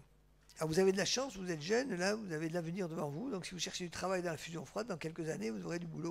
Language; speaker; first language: French; native; French